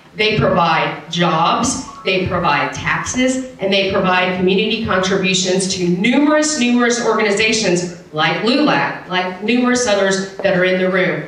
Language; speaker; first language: English; native; English